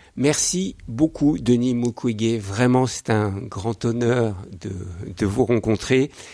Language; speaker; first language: French; native; French